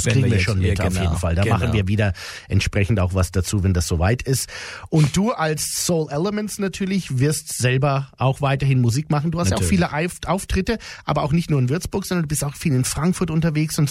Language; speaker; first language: German; native; German